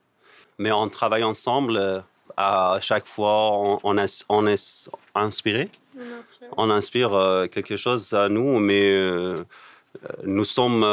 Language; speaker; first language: French; non-native, learner; Persian